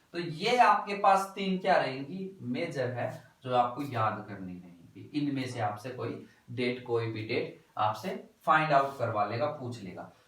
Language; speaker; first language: Hindi; native; Hindi